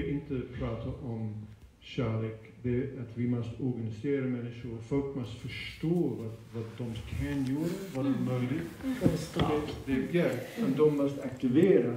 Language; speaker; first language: Swedish; non-native, fluent; English